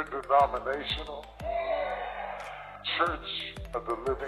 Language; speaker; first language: English; native; English